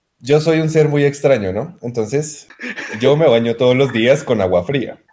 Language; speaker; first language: Spanish; native; Spanish